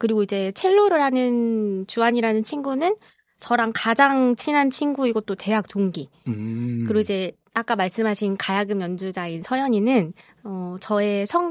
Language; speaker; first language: Korean; native; Korean